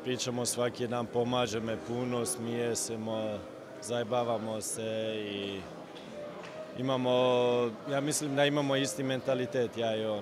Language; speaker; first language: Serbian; early bilingual, heritage; Serbian